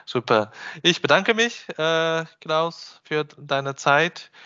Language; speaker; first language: German; non-native, fluent; Chinese